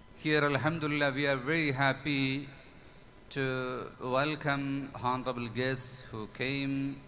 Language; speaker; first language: English; non-native, local second language; Malayalam